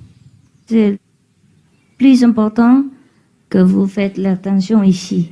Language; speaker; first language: French; non-native, learner; Vietnamese